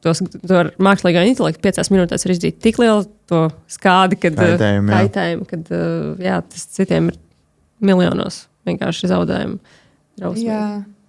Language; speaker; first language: Latvian; native; Latvian